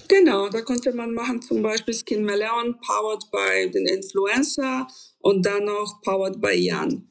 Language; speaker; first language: German; non-native, fluent; Polish